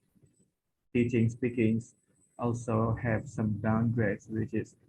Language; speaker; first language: English; non-native, fluent; Indonesian